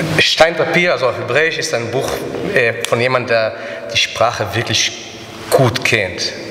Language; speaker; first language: German; non-native, fluent; Hebrew